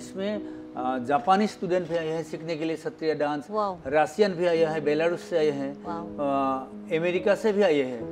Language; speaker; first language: Hindi; non-native, local second language; Assamese